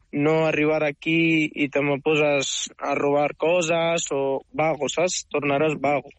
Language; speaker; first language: Catalan; non-native, fluent; Arabic